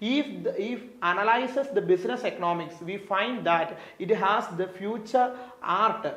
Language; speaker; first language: English; non-native, local second language; Malayalam